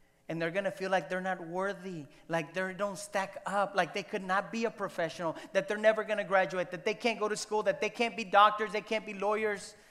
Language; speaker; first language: English; non-native, fluent; Spanish